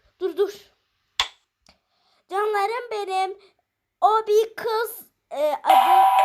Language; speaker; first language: Turkish; early bilingual, heritage; Turkish